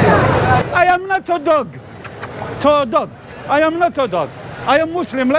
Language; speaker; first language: English; non-native, learner; Arabic